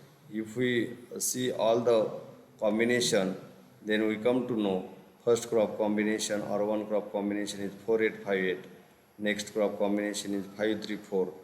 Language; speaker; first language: English; non-native, local second language; Marathi